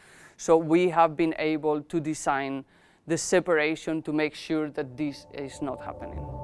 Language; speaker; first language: English; non-native, fluent; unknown